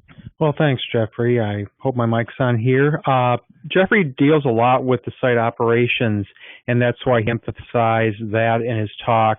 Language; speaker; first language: English; native; English